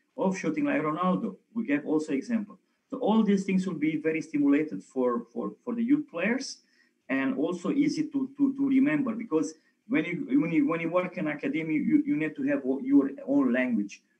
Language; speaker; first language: English; non-native, fluent; Romanian